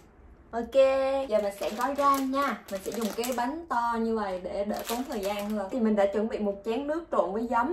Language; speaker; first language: Vietnamese; native; Vietnamese